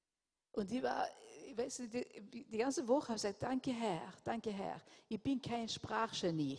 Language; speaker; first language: German; non-native, fluent; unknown